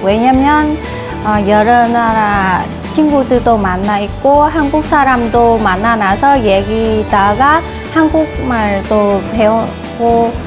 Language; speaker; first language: Korean; non-native, learner; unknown